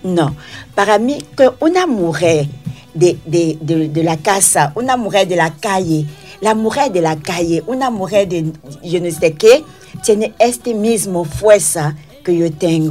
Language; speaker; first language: Spanish; non-native, learner; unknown